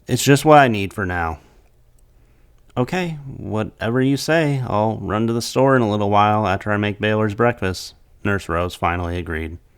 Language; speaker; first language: English; native; English